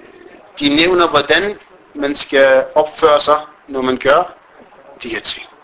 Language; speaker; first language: Danish; early bilingual, other home language; Arabic